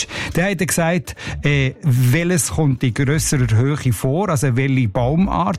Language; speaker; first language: German; native; German